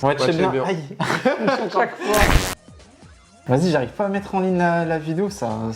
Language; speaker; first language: French; native; French